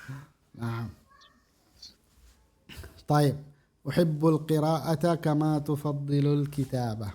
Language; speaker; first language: Arabic; non-native, fluent; Indonesian